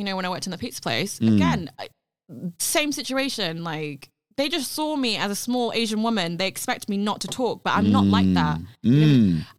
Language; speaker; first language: English; non-native, local second language; Cantonese